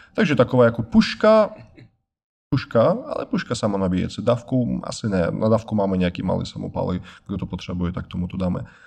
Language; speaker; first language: Czech; non-native, fluent; Russian